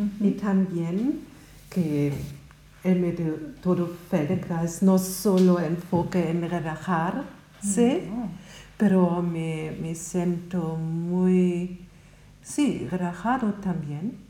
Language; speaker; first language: Spanish; non-native, learner; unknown